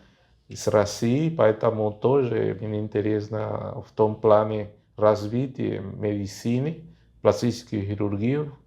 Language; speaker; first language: Russian; non-native, fluent; Spanish